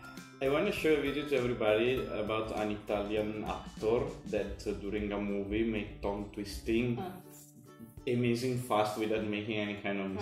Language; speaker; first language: English; non-native, fluent; Italian